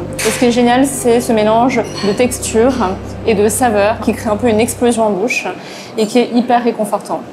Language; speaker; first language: French; native; French